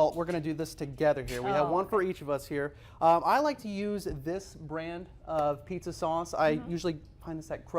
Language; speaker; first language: English; native; English